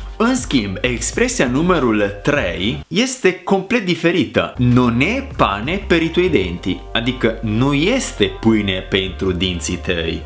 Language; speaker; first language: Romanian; non-native, fluent; Italian